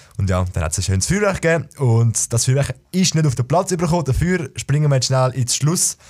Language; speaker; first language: German; native; German